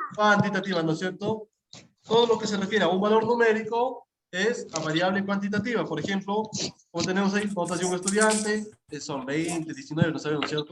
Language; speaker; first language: Spanish; native; Spanish